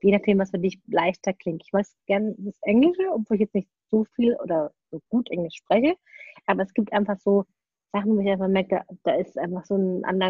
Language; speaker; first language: German; native; German